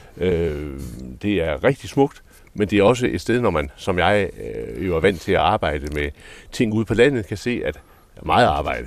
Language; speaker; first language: Danish; native; Danish